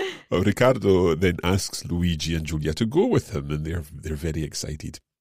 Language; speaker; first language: English; native; English